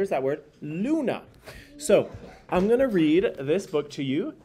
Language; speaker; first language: English; native; English